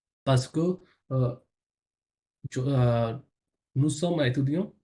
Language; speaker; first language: French; non-native, learner; Bangla